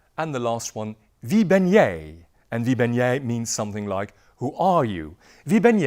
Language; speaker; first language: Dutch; native; Dutch